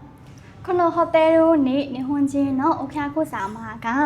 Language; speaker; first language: Japanese; non-native, learner; Burmese